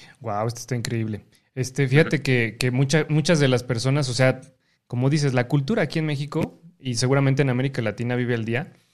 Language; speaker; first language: Spanish; native; Spanish